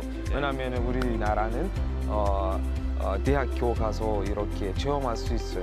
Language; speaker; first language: Korean; non-native, fluent; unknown